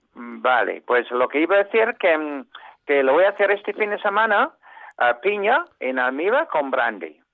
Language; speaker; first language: Spanish; non-native, fluent; English